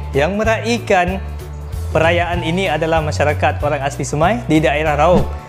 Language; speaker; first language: Malay; non-native, local second language; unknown